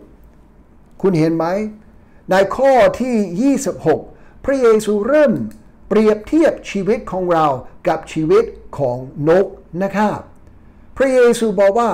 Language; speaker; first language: Thai; non-native, fluent; English